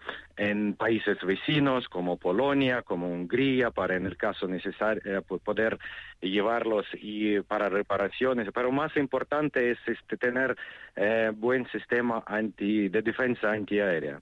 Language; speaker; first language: Spanish; non-native, fluent; Ukrainian